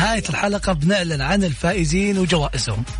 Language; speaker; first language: Arabic; native; Arabic